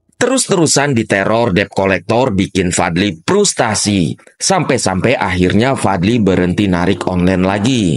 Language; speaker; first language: Indonesian; native; Indonesian